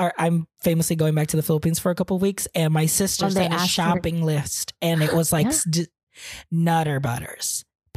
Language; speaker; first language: English; non-native, local second language; Hiligaynon